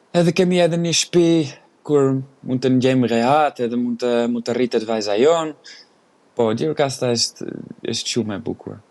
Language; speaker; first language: Albanian; non-native, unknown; Dutch